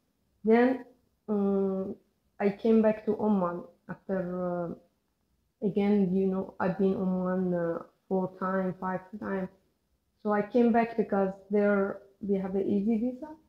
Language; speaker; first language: English; non-native, learner; Persian